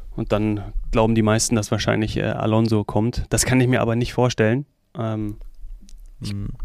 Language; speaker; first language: German; native; German